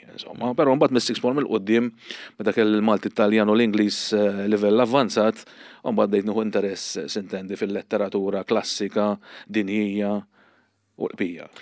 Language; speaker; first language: Maltese; native; Maltese